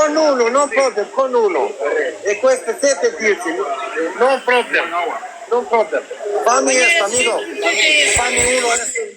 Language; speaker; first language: Italian; non-native, learner; Albanian